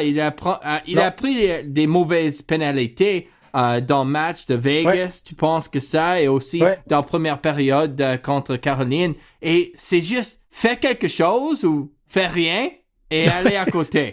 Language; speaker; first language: French; non-native, learner; English